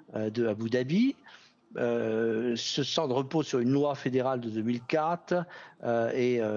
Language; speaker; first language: French; native; French